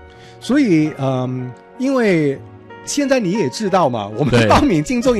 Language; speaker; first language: Chinese; non-native, local second language; Cantonese